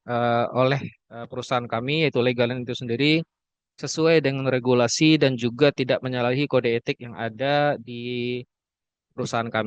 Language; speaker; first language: Indonesian; native; Indonesian